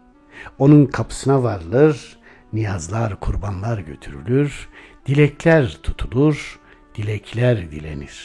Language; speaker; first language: Turkish; native; Turkish